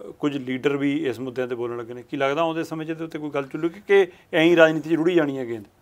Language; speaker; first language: Punjabi; native; Punjabi